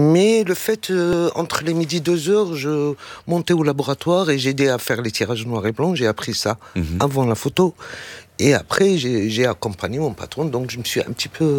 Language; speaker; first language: French; non-native, local second language; Arabic